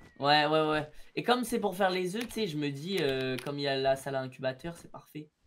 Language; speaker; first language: French; native; French